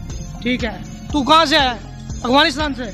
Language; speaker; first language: Urdu; non-native, local second language; Punjabi